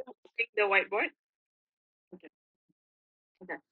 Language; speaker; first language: English; non-native, fluent; Indonesian